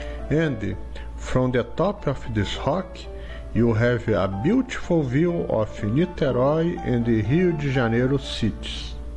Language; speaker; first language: English; non-native, fluent; Portuguese